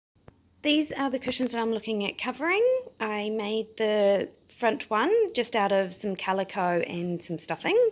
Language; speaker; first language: English; native; English